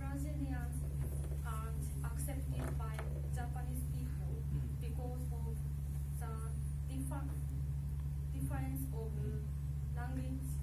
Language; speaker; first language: English; non-native, learner; Japanese